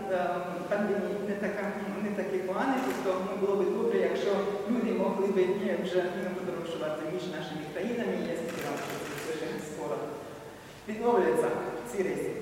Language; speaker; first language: Ukrainian; non-native, learner; German